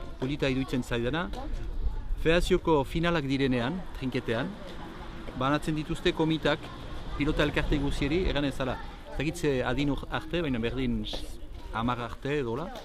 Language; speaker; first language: Basque; native; Basque